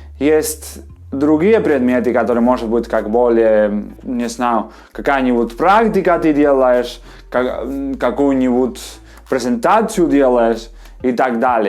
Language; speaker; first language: Russian; non-native, fluent; Spanish